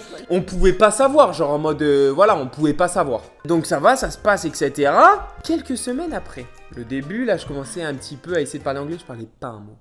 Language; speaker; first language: French; native; French